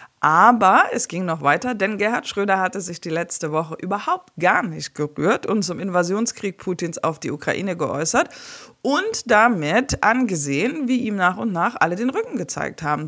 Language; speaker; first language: German; native; German